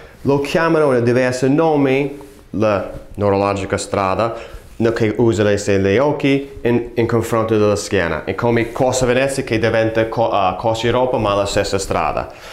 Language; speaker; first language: Italian; non-native, fluent; English